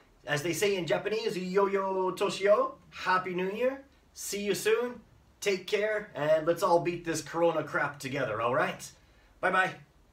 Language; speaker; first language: English; native; English